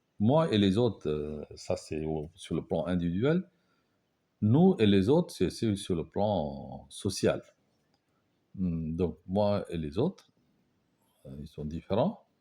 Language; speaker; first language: French; non-native, fluent; Tamil